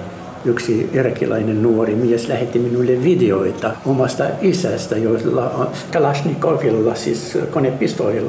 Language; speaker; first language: Finnish; non-native, learner; Arabic